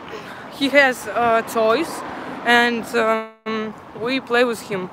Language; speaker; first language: English; non-native, learner; Russian